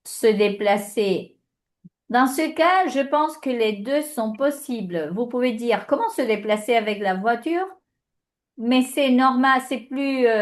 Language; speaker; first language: French; non-native, fluent; Spanish